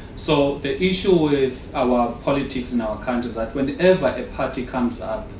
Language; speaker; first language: English; non-native, local second language; Xhosa